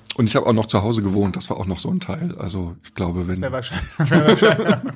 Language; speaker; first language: German; native; German